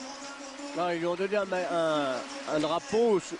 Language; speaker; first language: French; native; French